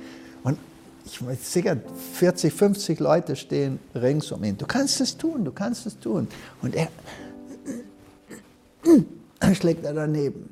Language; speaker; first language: German; early bilingual, heritage; German